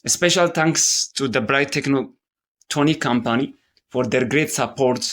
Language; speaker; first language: English; non-native, local second language; Amharic